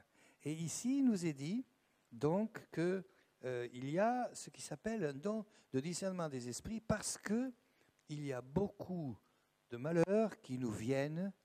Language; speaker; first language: French; native; French